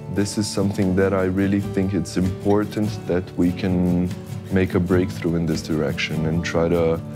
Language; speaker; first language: English; non-native, fluent; Portuguese